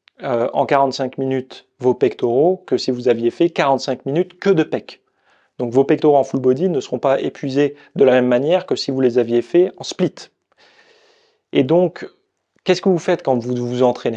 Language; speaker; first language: French; native; French